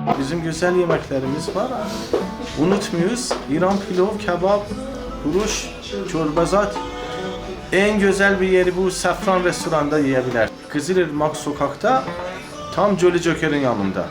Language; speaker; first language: Turkish; non-native, learner; Persian